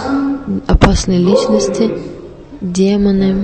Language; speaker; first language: Russian; non-native, learner; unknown